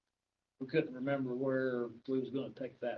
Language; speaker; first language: English; native; English